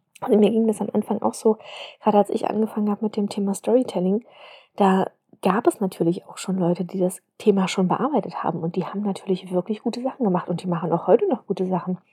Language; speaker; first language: German; native; German